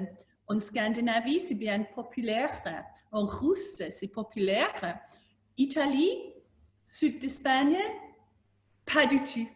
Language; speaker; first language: French; non-native, learner; English